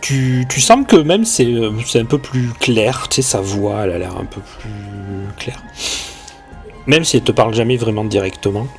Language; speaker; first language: French; native; French